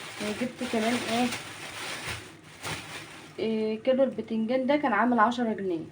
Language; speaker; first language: Arabic; native; Arabic